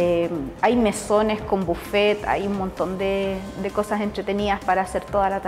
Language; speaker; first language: Spanish; native; Spanish